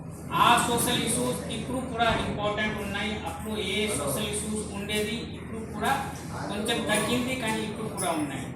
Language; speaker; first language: Telugu; non-native, learner; Hindi